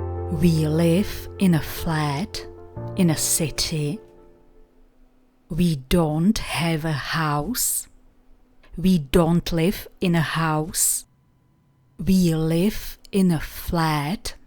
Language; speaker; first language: English; non-native, fluent; Czech